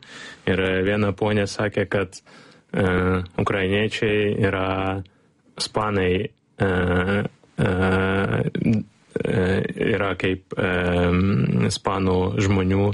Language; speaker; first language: Lithuanian; non-native, learner; Ukrainian